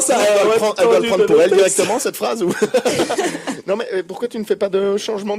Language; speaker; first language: French; native; French